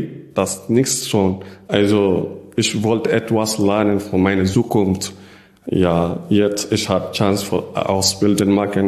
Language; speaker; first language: German; non-native, learner; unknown